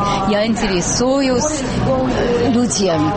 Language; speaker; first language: Russian; non-native, fluent; English